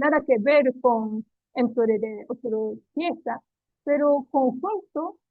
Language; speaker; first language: Spanish; non-native, learner; Japanese